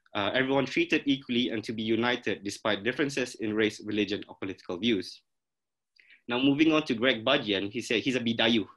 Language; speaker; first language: English; non-native, local second language; Malay